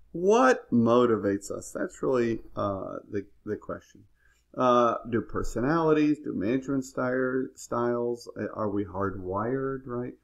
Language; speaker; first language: English; native; English